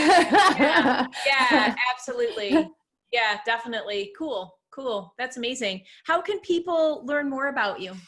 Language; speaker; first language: English; native; English